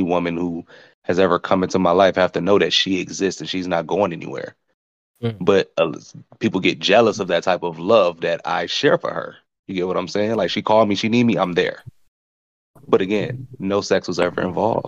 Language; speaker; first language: English; native; English